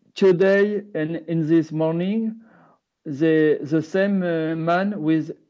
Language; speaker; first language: English; non-native, learner; French